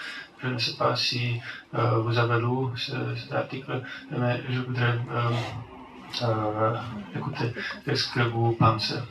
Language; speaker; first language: French; non-native, learner; Slovak